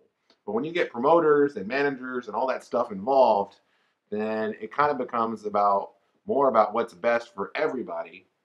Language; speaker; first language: English; native; English